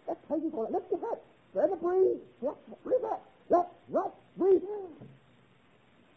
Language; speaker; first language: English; non-native, fluent; Chinese